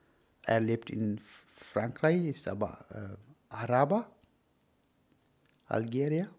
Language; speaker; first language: German; non-native, learner; Turkish